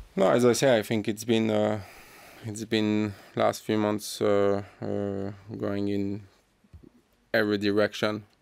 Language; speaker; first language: English; non-native, fluent; French